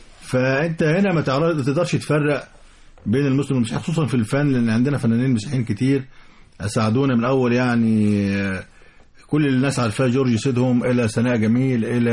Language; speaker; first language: Arabic; native; Arabic